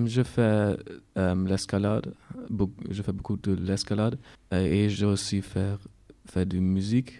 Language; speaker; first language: French; non-native, learner; German